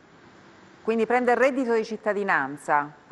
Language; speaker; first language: Italian; native; Italian